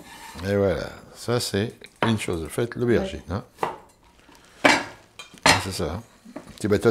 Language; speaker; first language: French; native; French